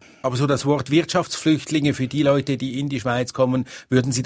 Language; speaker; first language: German; native; German